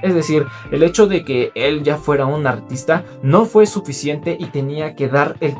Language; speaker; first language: Spanish; native; Spanish